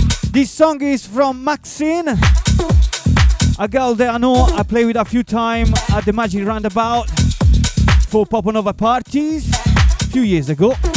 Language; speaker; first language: English; non-native, fluent; Italian